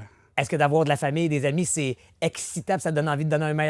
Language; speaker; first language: French; native; French